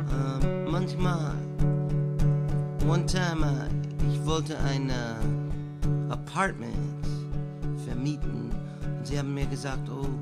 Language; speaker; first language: German; non-native, learner; English